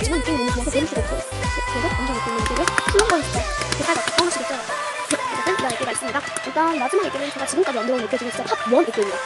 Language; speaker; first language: Korean; native; Korean